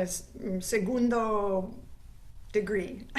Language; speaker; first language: Spanish; non-native, fluent; English